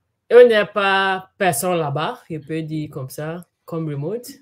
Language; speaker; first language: French; non-native, learner; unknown